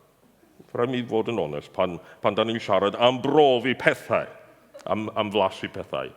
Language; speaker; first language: Welsh; non-native, fluent; English